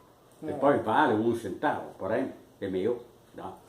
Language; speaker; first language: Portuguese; non-native, fluent; Italian